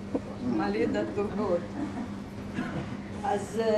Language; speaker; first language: Hebrew; non-native, fluent; Russian